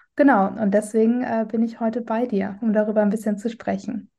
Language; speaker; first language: German; native; German